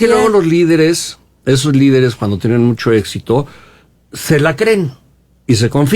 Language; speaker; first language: Spanish; native; Spanish